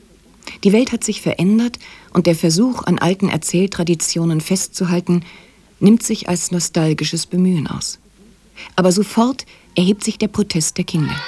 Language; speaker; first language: German; native; German